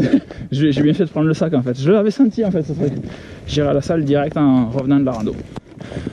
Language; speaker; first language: French; native; French